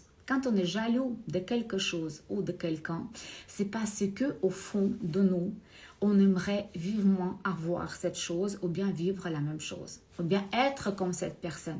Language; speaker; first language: French; non-native, fluent; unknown